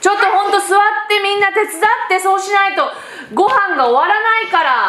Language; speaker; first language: Japanese; native; Japanese